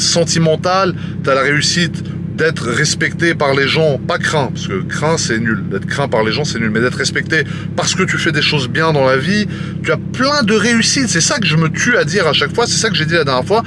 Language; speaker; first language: French; native; French